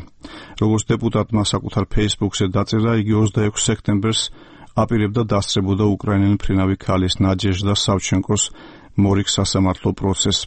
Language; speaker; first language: Georgian; native; Georgian